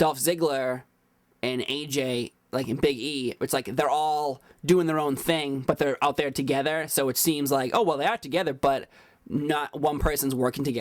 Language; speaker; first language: English; native; English